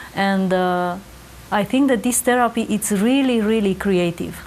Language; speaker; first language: English; non-native, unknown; Romanian